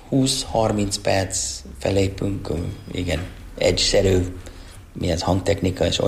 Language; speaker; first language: Hungarian; non-native, learner; English